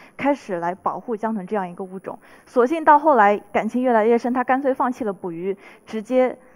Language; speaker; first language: Chinese; native; Chinese